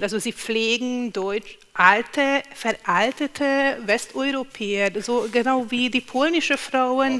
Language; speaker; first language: German; non-native, fluent; Hungarian